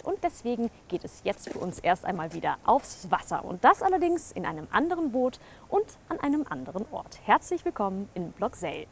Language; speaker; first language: German; native; German